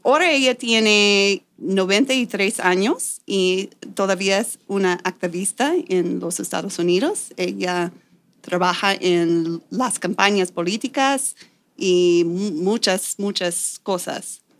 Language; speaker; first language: Spanish; non-native, fluent; English